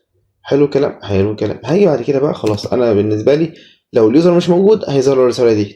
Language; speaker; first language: Arabic; native; Arabic